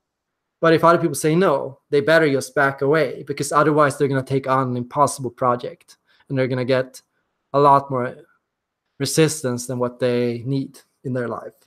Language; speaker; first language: English; non-native, fluent; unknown